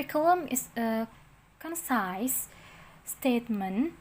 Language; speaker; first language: English; non-native, learner; Indonesian